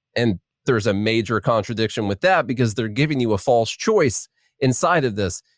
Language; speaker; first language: English; native; English